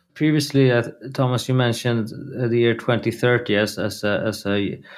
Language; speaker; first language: English; non-native, fluent; Swedish